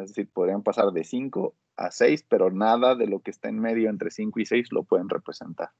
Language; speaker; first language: Spanish; native; Spanish